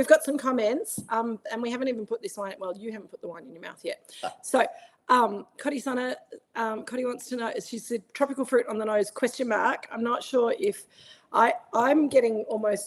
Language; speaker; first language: English; native; English